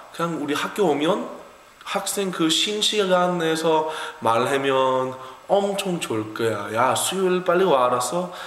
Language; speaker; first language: Korean; non-native, learner; English